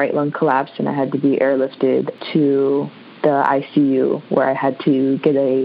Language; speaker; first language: English; native; English